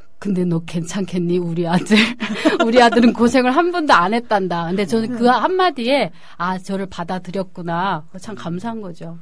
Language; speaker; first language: Korean; native; Korean